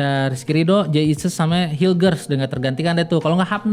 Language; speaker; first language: Indonesian; native; Indonesian